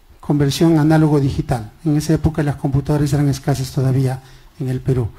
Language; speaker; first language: Spanish; non-native, local second language; Quechua